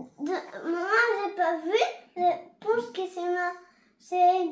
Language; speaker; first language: French; early bilingual, other home language; Bangla